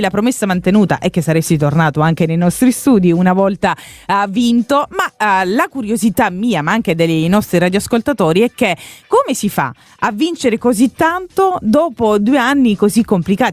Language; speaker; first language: Italian; native; Italian